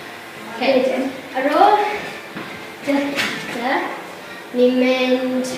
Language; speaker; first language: Welsh; non-native, local second language; English